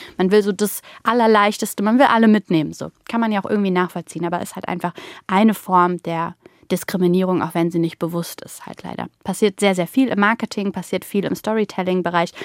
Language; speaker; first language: German; early bilingual, other home language; Bulgarian